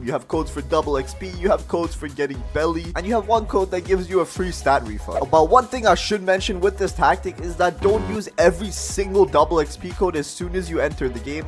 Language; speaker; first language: English; native; English